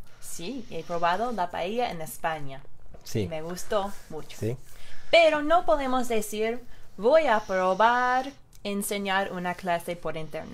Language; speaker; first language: Spanish; non-native, fluent; English